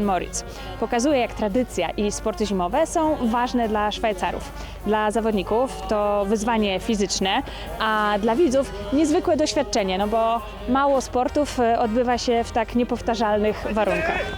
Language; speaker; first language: Polish; native; Polish